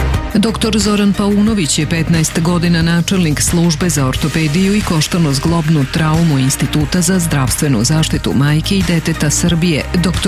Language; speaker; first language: Serbian; native; Serbian